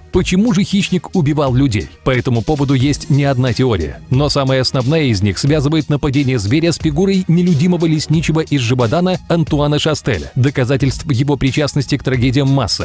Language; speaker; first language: Russian; native; Russian